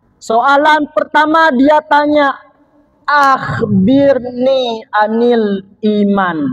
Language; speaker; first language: Malay; non-native, local second language; Achinese